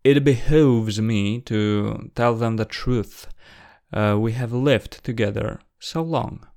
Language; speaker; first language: English; non-native, fluent; Polish